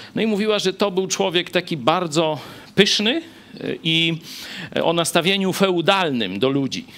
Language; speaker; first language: Polish; native; Polish